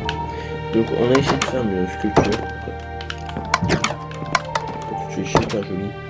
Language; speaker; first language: French; native; French